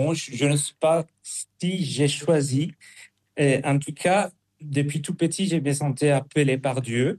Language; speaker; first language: French; non-native, fluent; Spanish